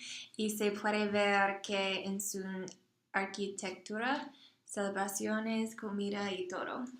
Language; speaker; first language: Spanish; non-native, learner; English